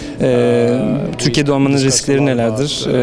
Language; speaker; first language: Turkish; non-native, fluent; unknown